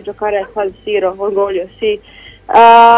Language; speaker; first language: Italian; non-native, learner; Slovenian